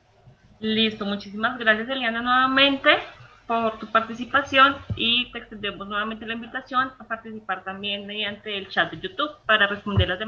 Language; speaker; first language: Spanish; native; Spanish